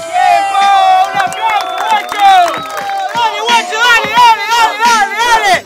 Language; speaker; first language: Spanish; native; Spanish